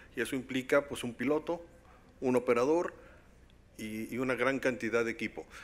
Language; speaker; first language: Spanish; native; Spanish